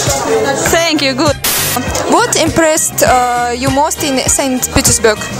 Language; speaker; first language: English; non-native, learner; Russian